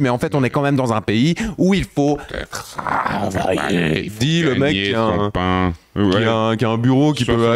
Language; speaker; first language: French; native; French